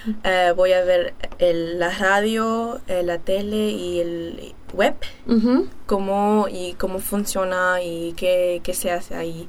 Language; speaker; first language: Spanish; early bilingual, heritage; German